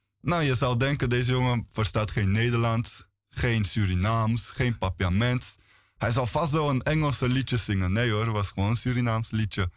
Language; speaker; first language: Dutch; early bilingual, other home language; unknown